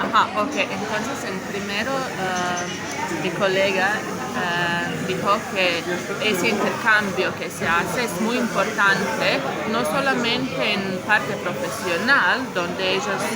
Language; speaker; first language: Spanish; non-native, fluent; Croatian